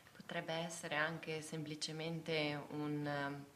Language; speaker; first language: Italian; native; Italian